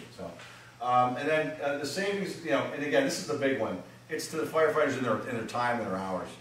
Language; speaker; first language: English; native; English